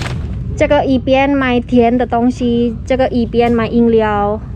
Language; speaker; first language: Chinese; non-native, fluent; Javanese